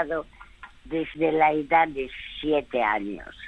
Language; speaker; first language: Spanish; early bilingual, other home language; French